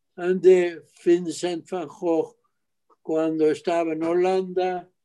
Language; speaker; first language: Spanish; non-native, fluent; Dutch